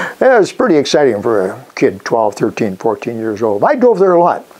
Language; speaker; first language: English; native; English